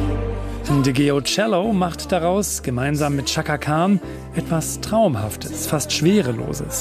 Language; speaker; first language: German; native; German